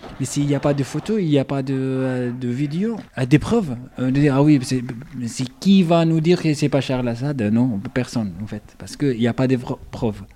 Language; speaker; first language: French; non-native, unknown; Arabic